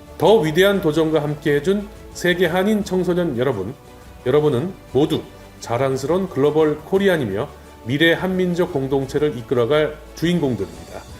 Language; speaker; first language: Korean; native; Korean